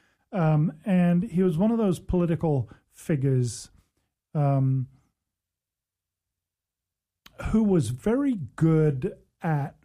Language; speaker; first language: English; native; English